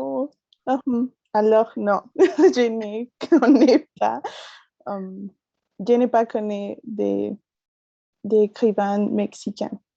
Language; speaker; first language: French; non-native, learner; Spanish